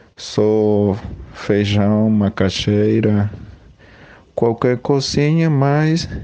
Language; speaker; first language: Portuguese; non-native, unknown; Spanish